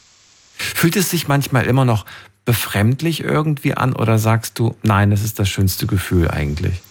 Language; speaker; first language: German; native; German